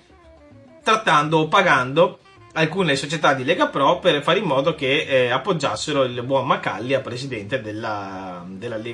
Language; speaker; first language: Italian; native; Italian